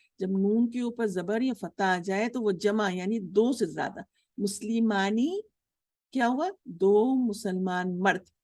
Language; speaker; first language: Urdu; native; Urdu